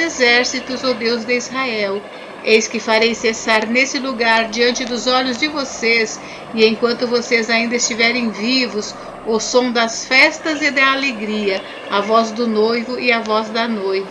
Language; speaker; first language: Portuguese; native; Portuguese